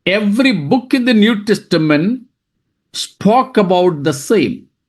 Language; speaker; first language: English; non-native, local second language; Malayalam